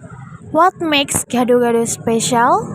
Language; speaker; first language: English; non-native, learner; Indonesian